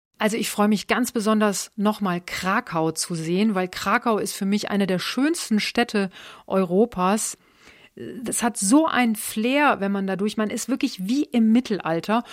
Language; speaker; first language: German; native; German